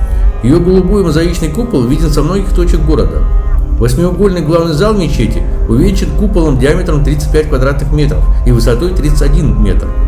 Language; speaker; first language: Russian; native; Russian